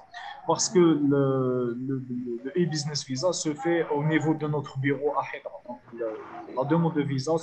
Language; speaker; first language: French; non-native, local second language; Arabic